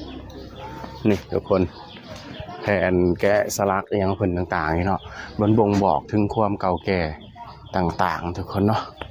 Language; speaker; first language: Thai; non-native, local second language; Northeastern Thai